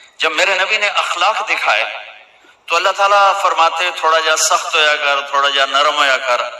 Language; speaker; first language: Urdu; non-native, local second language; Punjabi